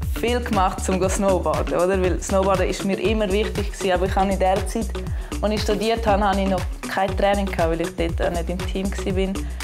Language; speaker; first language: German; non-native, local second language; Romansh